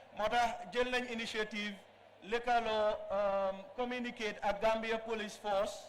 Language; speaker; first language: Wolof; native; Wolof